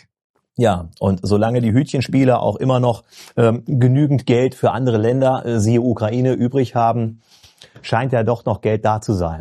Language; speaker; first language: German; native; German